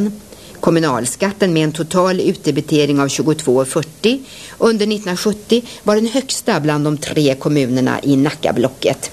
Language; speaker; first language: Swedish; native; Swedish